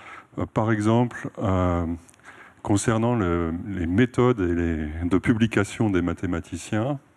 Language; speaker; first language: French; native; French